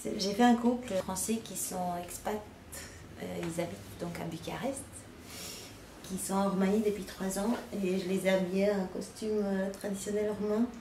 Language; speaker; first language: French; non-native, fluent; Romanian